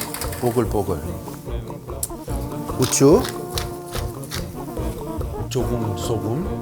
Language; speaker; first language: Korean; non-native, learner; Italian